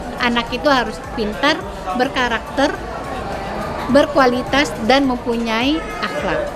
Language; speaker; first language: Indonesian; native; Indonesian